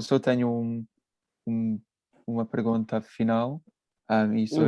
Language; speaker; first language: Portuguese; non-native, learner; English